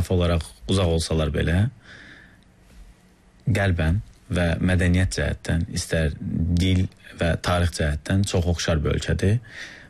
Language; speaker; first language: Korean; non-native, fluent; Azerbaijani